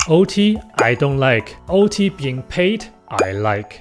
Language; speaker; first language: English; non-native, fluent; Cantonese